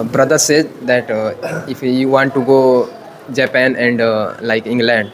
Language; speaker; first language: English; non-native, learner; Hindi